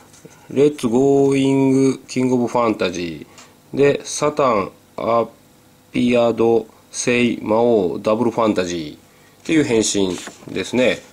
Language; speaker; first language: Japanese; native; Japanese